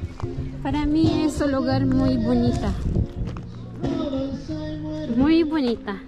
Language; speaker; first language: Spanish; non-native, learner; Filipino